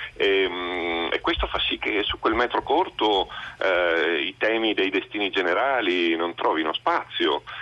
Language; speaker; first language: Italian; native; Italian